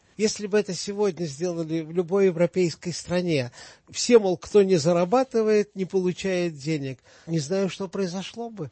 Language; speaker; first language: Russian; native; Russian